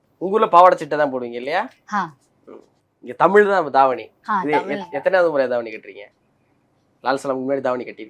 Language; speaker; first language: Tamil; native; Tamil